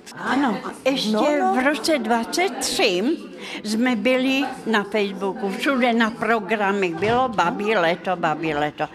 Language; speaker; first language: Czech; non-native, fluent; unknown